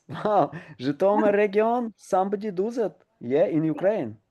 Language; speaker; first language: English; non-native, learner; Ukrainian